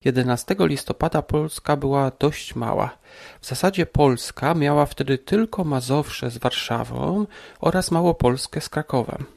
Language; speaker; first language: Polish; native; Polish